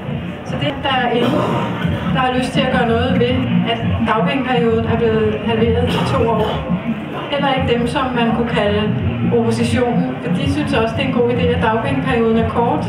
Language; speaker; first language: Danish; native; Danish